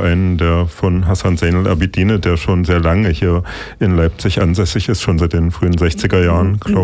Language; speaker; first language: German; native; German